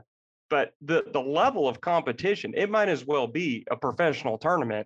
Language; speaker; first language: English; native; English